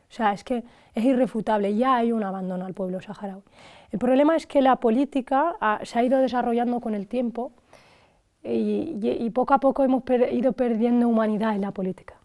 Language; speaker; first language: Spanish; early bilingual, other home language; Arabic